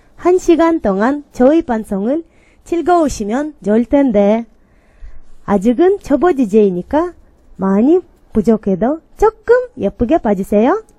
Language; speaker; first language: Korean; non-native, learner; Kyrgyz